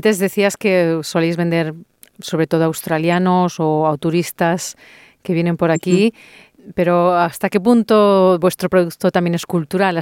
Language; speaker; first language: Spanish; native; Spanish